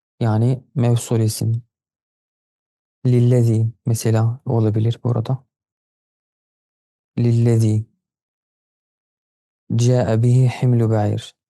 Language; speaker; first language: Turkish; non-native, fluent; Arabic